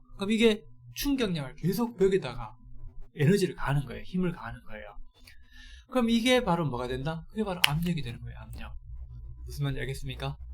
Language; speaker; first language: Korean; native; Korean